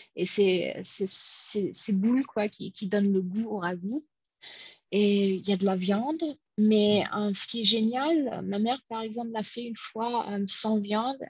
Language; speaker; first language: French; non-native, fluent; English